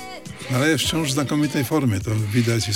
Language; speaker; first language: Polish; native; Polish